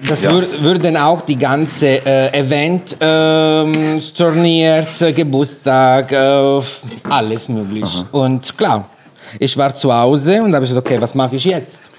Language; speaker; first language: German; non-native, fluent; Italian